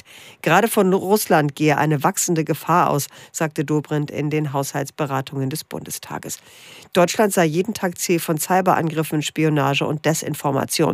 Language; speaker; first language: German; native; German